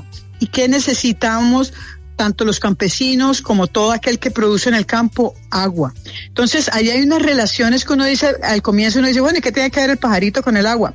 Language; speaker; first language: Spanish; native; Spanish